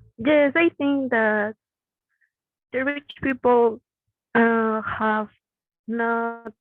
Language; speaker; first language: English; non-native, learner; Spanish